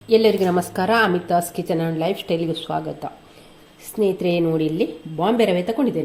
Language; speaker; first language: Kannada; native; Kannada